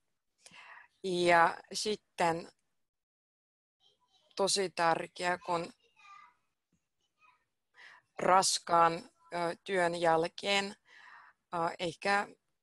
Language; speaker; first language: Finnish; non-native, fluent; Russian